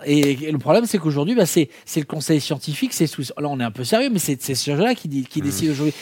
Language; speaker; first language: French; native; French